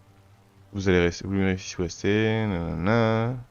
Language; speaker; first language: French; native; French